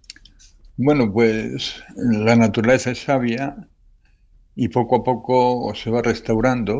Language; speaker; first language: Spanish; native; Spanish